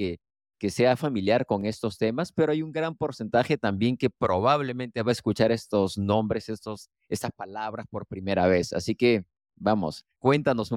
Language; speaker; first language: Spanish; native; Spanish